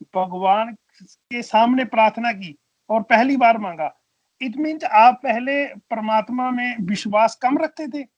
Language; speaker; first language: Hindi; non-native, local second language; Punjabi